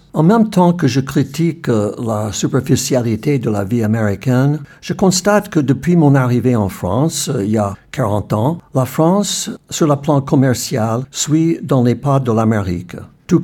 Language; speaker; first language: French; non-native, fluent; English